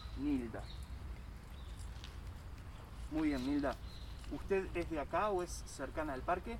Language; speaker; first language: Spanish; native; Spanish